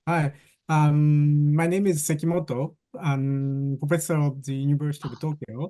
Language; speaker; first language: English; non-native, fluent; Japanese